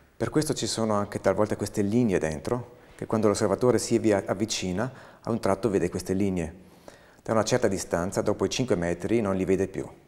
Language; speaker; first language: Italian; non-native, local second language; German